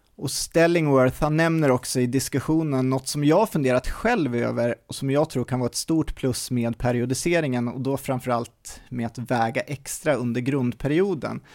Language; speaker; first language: Swedish; native; Swedish